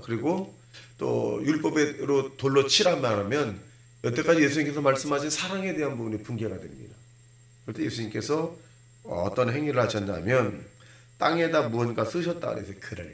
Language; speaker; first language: Korean; native; Korean